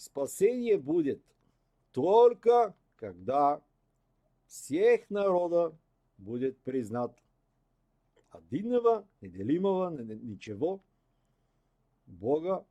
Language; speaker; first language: Russian; non-native, learner; Bulgarian